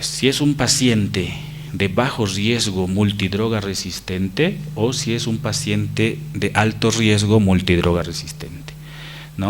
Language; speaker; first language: Spanish; native; Spanish